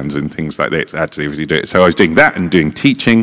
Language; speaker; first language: English; native; English